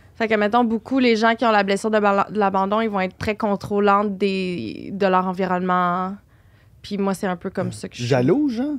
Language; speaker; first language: French; native; French